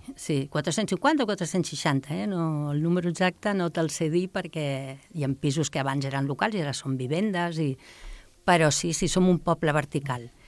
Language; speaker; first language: Catalan; native; Catalan